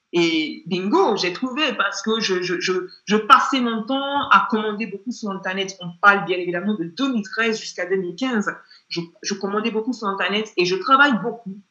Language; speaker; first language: French; non-native, fluent; Yoruba